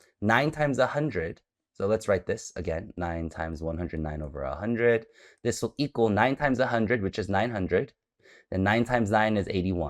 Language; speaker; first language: English; native; English